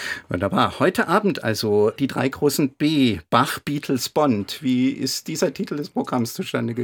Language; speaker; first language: German; native; German